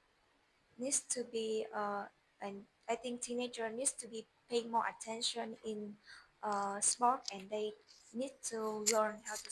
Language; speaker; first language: English; non-native, learner; Vietnamese